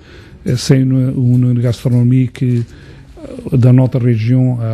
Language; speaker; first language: French; non-native, fluent; Portuguese